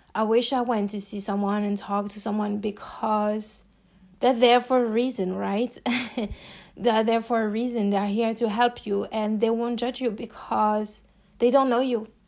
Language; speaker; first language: English; non-native, fluent; French